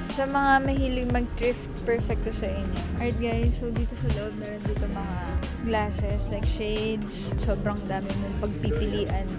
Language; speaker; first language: Filipino; native; Filipino